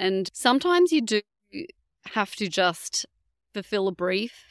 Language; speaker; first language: English; native; English